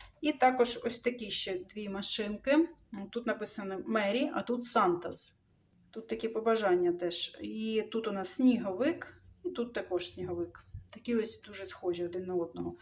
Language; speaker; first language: Ukrainian; non-native, local second language; Russian